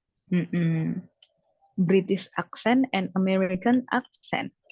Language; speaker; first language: English; non-native, fluent; Javanese